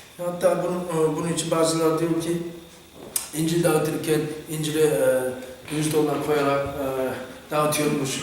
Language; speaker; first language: Turkish; non-native, fluent; Korean